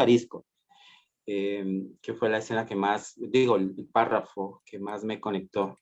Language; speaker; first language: Spanish; native; Spanish